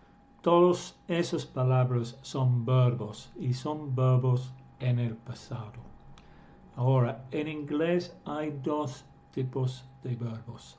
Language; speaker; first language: Spanish; non-native, fluent; English